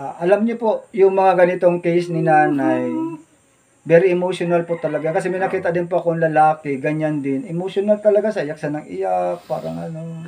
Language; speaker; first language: Filipino; non-native, local second language; Bikol